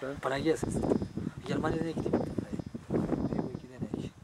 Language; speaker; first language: Greek; non-native, learner; Romanian